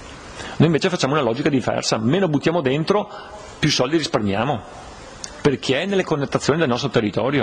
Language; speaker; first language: Italian; native; Italian